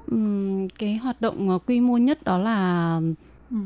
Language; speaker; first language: Vietnamese; native; Vietnamese